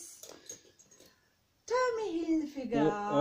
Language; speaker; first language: German; non-native, learner; Filipino